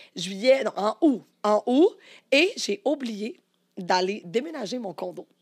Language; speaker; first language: French; native; French